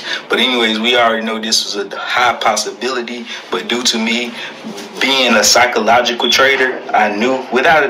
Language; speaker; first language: English; native; English